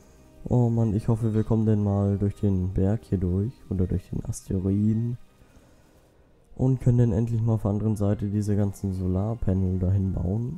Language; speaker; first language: German; native; German